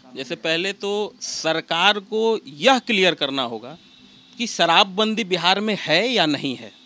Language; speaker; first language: Hindi; native; Hindi